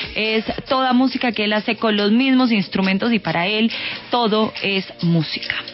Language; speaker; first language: Spanish; native; Spanish